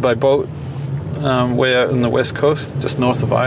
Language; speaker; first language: English; native; English